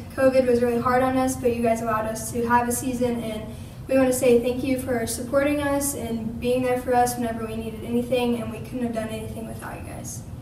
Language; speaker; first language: English; native; English